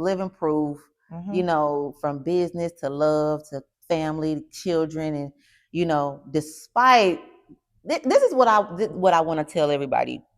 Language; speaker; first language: English; native; English